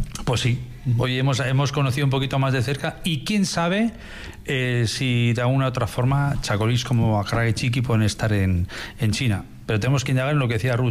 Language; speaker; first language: Spanish; native; Spanish